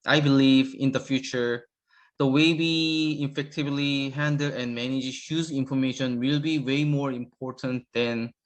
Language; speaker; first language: English; non-native, learner; Korean